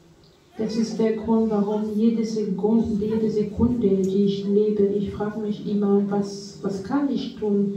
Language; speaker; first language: German; non-native, fluent; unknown